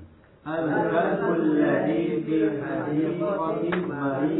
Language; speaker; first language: Arabic; non-native, learner; Indonesian